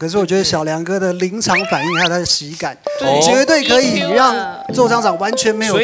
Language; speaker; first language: Chinese; native; Chinese